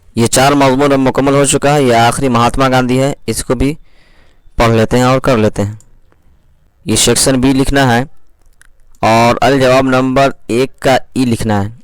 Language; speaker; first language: Urdu; native; Urdu